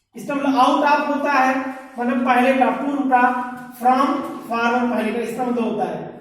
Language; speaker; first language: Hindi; native; Hindi